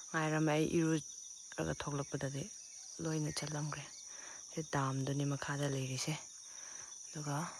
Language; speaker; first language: Manipuri; non-native, local second language; Tangkhul Naga (India)